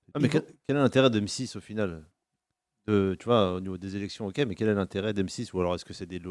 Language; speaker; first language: French; native; French